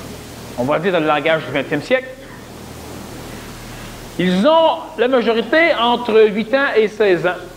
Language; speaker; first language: French; native; French